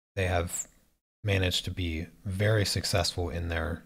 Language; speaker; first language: English; native; English